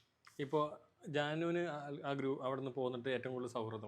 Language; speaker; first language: Malayalam; native; Malayalam